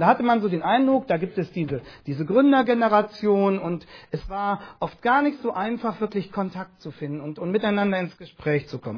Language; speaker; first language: German; native; German